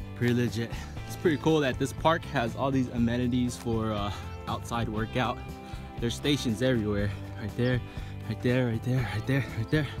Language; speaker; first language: English; native; English